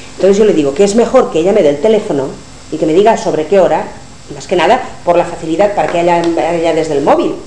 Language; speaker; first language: Spanish; non-native, local second language; Catalan